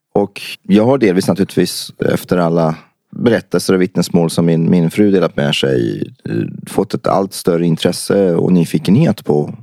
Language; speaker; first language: Swedish; early bilingual, other home language; Persian